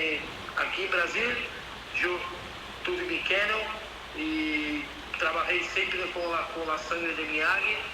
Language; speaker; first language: Spanish; non-native, learner; Portuguese